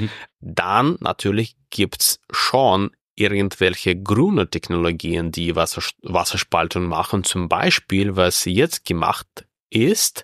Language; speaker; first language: German; non-native, fluent; Russian